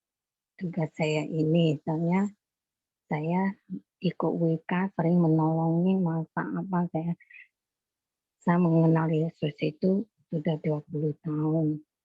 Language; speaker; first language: Indonesian; non-native, local second language; Chinese